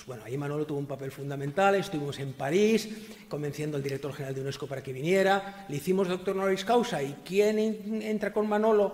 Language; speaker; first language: Spanish; native; Spanish